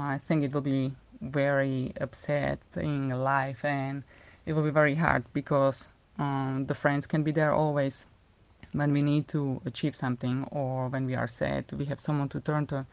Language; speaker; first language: English; non-native, fluent; Slovak